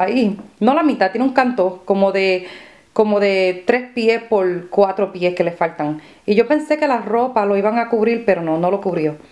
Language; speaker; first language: Spanish; early bilingual, other home language; English